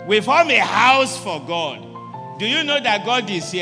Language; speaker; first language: English; non-native, local second language; Yoruba